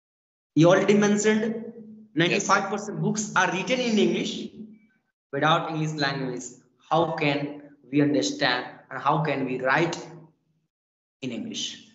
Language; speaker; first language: English; non-native, learner; Hindi